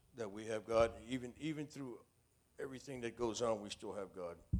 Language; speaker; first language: English; native; English